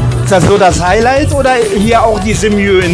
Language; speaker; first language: German; native; German